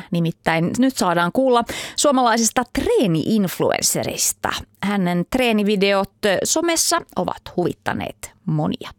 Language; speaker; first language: Finnish; native; Finnish